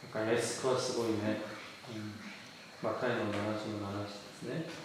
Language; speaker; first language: Japanese; non-native, fluent; Korean